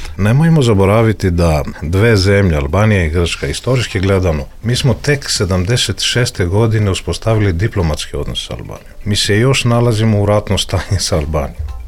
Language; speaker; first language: Serbian; non-native, fluent; Greek